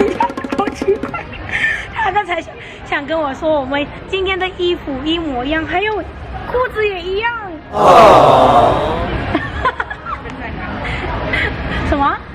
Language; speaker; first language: Chinese; non-native, fluent; Thai